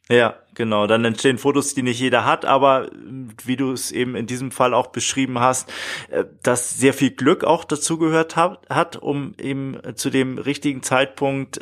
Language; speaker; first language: German; native; German